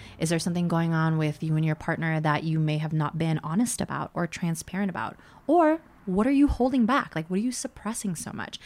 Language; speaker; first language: English; early bilingual, other home language; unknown